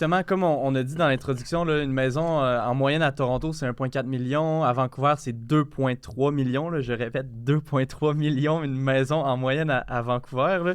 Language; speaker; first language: French; native; French